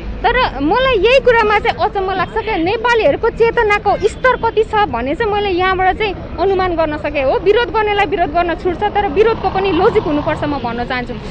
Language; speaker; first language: Nepali; native; Nepali